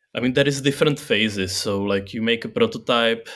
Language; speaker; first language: English; non-native, fluent; Czech